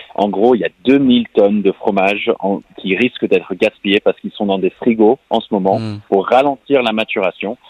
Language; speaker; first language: French; non-native, fluent; English